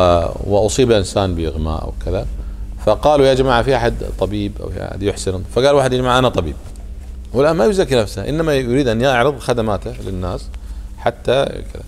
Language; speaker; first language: Arabic; native; Arabic